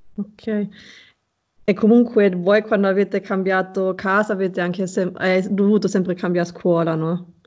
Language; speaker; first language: Italian; non-native, fluent; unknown